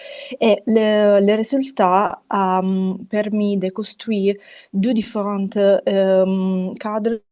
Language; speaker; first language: French; non-native, fluent; Italian